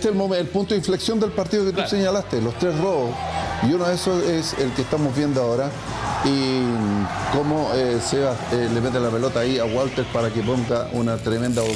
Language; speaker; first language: Spanish; native; Spanish